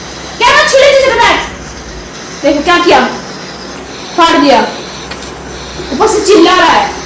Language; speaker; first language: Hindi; non-native, local second language; Bangla